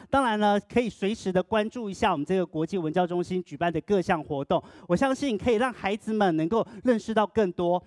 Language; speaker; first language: Chinese; native; Chinese